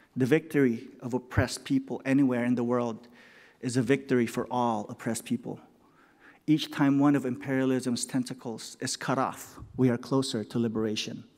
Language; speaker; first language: English; non-native, local second language; Filipino